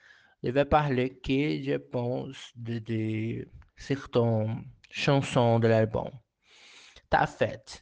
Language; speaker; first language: French; non-native, learner; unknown